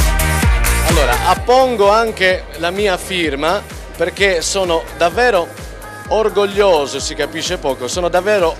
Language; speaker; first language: Italian; native; Italian